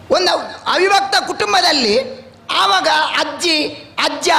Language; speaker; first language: Kannada; non-native, local second language; Tulu